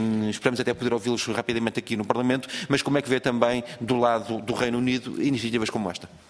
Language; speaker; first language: Portuguese; native; Portuguese